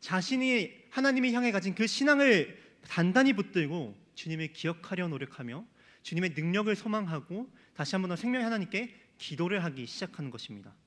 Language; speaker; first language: Korean; native; Korean